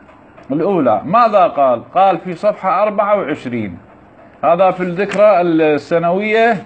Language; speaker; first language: Arabic; native; Arabic